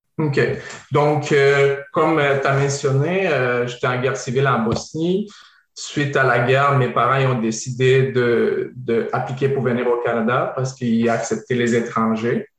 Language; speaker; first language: French; early bilingual, other home language; Bosnian